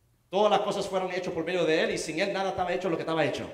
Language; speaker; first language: Spanish; non-native, learner; English